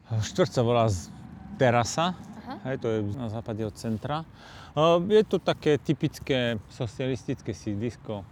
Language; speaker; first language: Slovak; non-native, fluent; French